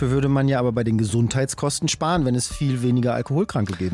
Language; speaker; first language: German; native; German